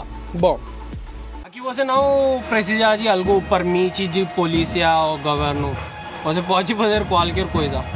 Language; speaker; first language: Portuguese; non-native, learner; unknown